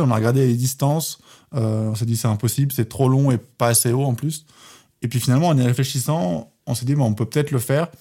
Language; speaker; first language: French; native; French